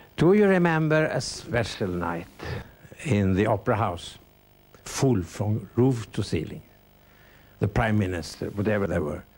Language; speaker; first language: English; non-native, fluent; Swedish